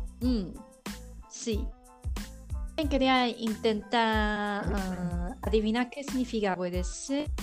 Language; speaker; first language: Spanish; non-native, learner; Chinese